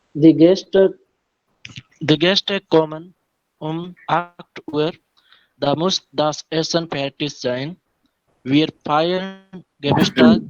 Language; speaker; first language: German; non-native, learner; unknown